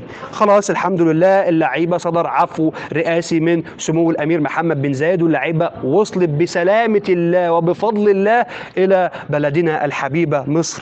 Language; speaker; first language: Arabic; native; Arabic